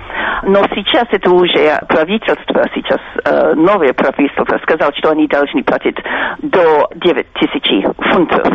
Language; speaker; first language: Russian; non-native, fluent; English